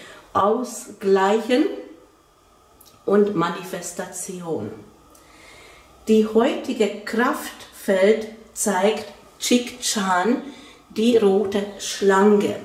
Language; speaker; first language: German; non-native, fluent; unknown